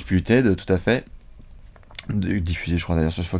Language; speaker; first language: French; native; French